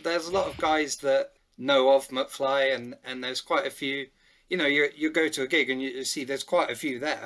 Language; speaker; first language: English; native; English